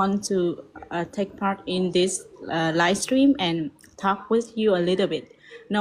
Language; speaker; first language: English; non-native, learner; Vietnamese